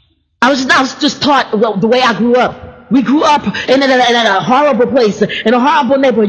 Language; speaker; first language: English; native; English